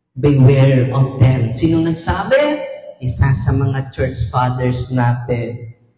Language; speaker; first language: Filipino; non-native, local second language; Cebuano